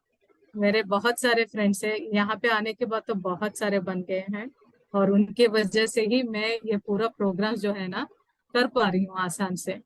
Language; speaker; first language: Hindi; native; Hindi